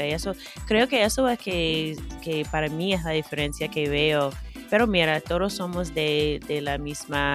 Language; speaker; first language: Spanish; non-native, fluent; English